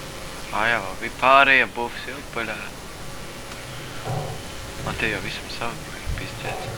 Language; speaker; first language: Latvian; native; Latvian